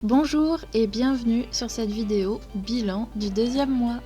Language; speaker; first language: French; native; French